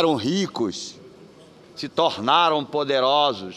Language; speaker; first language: Portuguese; native; Portuguese